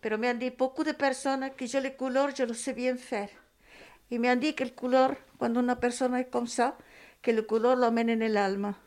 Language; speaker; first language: French; non-native, learner; Spanish